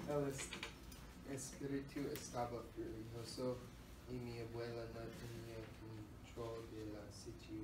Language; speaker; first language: Spanish; non-native, learner; English